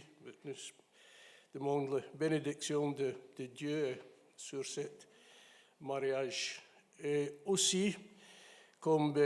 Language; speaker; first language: French; non-native, fluent; English